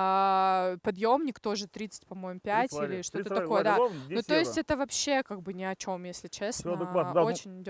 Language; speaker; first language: Russian; native; Russian